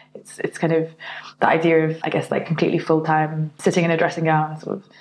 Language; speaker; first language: English; native; English